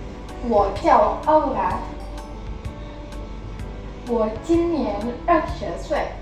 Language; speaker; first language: Chinese; non-native, learner; Indonesian